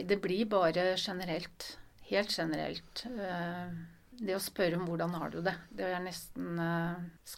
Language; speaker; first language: Norwegian; native; Norwegian